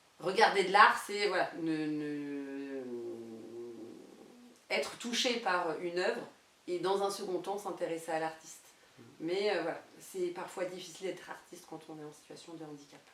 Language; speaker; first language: French; native; French